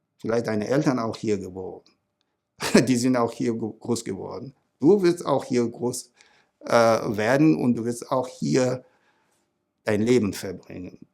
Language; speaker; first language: German; non-native, fluent; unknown